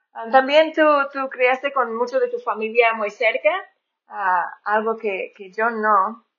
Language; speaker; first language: Spanish; non-native, fluent; English